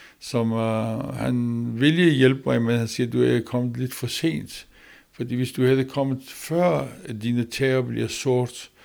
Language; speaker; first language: Danish; non-native, learner; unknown